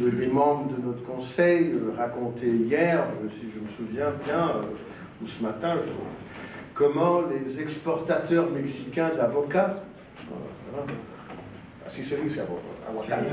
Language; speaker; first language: French; non-native, fluent; Spanish